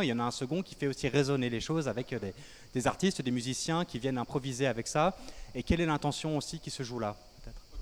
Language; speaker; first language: French; native; French